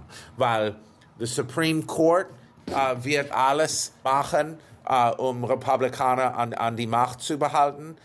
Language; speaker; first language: German; non-native, fluent; English